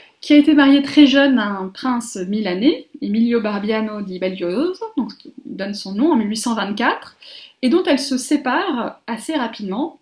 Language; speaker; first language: French; native; French